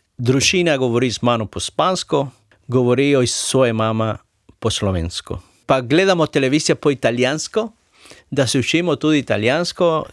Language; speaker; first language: Slovenian; non-native, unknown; Spanish